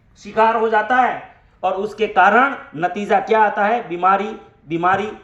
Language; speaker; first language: Hindi; non-native, local second language; Gujarati